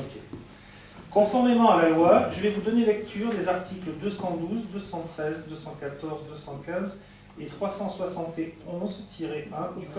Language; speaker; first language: French; native; French